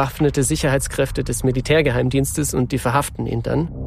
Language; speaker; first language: German; native; German